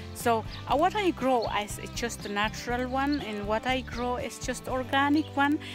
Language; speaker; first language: English; non-native, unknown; Spanish